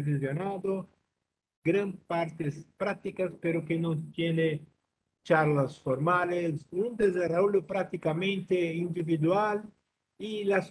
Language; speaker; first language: Spanish; non-native, learner; Portuguese